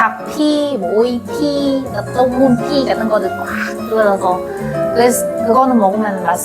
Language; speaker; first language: Korean; non-native, learner; Vietnamese